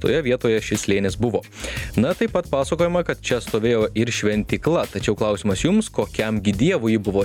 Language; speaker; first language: Lithuanian; native; Lithuanian